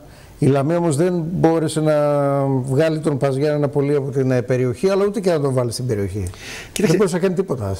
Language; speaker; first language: Greek; native; Greek